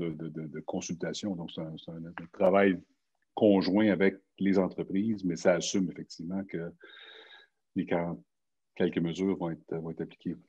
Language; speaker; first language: French; native; French